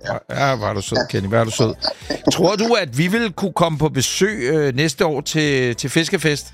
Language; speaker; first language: Danish; native; Danish